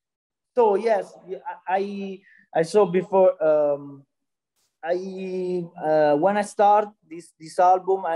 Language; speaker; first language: English; non-native, learner; Italian